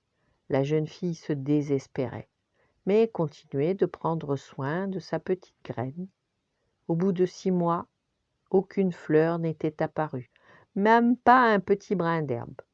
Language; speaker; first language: French; native; French